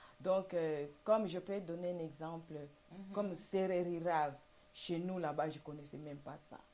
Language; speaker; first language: French; non-native, local second language; Lingala